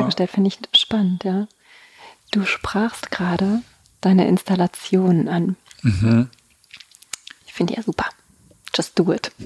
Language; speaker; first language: German; native; German